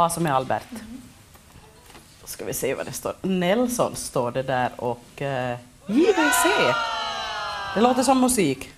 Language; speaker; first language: Swedish; native; Swedish